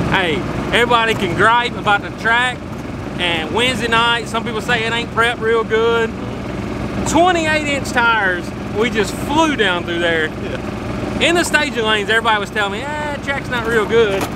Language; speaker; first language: English; native; English